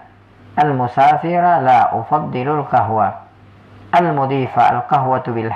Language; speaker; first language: Arabic; non-native, fluent; Indonesian